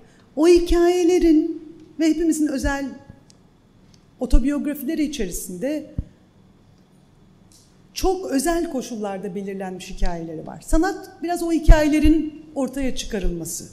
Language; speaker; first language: Turkish; native; Turkish